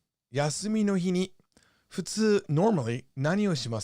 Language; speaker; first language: Japanese; non-native, fluent; English